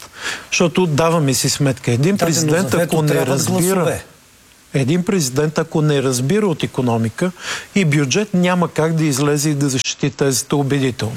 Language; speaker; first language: Bulgarian; native; Bulgarian